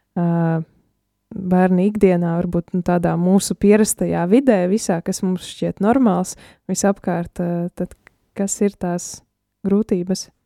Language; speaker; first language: Latvian; native; Latvian